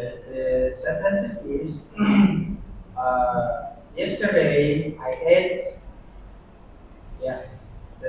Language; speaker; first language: English; non-native, learner; Indonesian